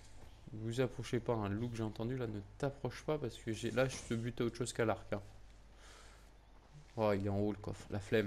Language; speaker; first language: French; native; French